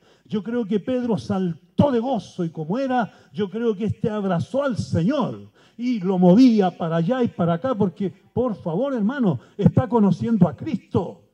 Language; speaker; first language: Spanish; native; Spanish